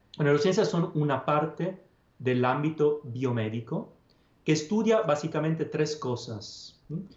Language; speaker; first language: Spanish; non-native, fluent; Italian